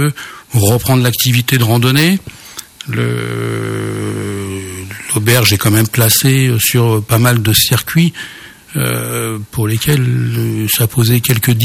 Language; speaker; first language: French; native; French